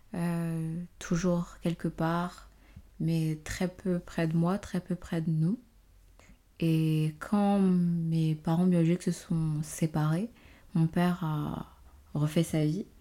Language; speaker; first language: French; native; French